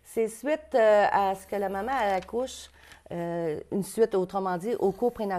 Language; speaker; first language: French; native; French